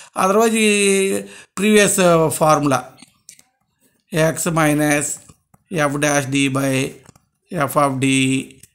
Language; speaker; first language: English; non-native, local second language; Telugu